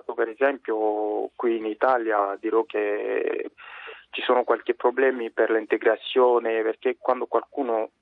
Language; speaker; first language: Italian; non-native, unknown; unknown